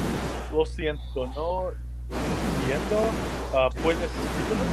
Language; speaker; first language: Spanish; non-native, learner; English